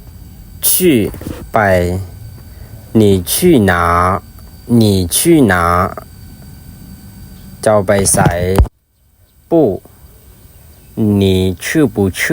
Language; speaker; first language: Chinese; non-native, fluent; Lao